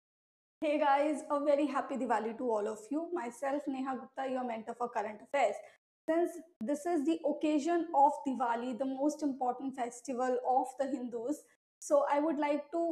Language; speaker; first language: English; non-native, local second language; Hindi